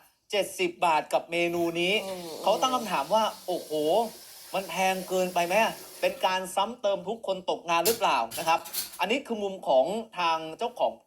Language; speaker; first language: Thai; native; Thai